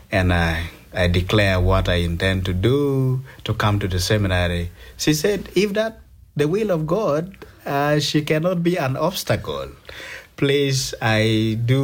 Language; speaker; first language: English; non-native, local second language; Acoli